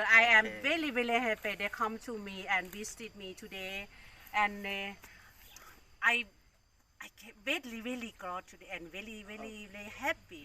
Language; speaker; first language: English; non-native, learner; Thai